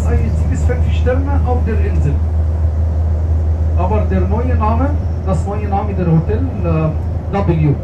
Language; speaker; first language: German; non-native, fluent; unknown